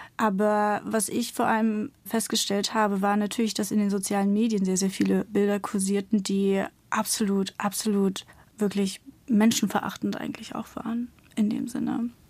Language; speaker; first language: German; early bilingual, other home language; Turkish